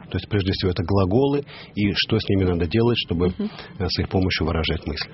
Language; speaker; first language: Russian; native; Russian